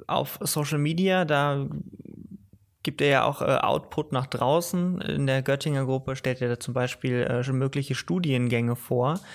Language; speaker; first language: German; native; German